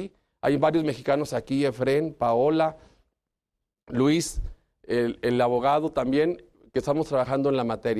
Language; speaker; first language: Spanish; native; Spanish